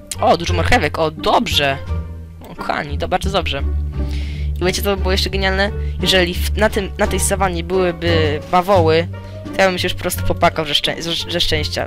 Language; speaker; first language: Polish; native; Polish